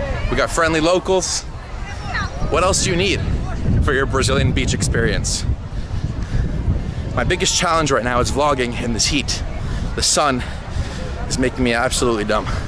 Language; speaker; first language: English; native; English